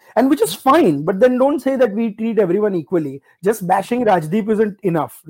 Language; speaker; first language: English; non-native, local second language; Gujarati